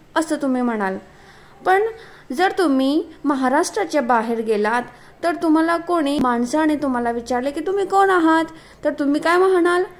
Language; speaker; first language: Marathi; non-native, local second language; Urdu